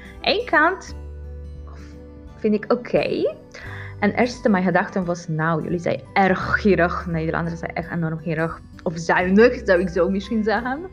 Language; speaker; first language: Dutch; non-native, learner; Polish